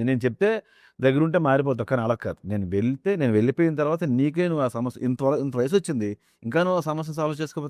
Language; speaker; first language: Telugu; native; Telugu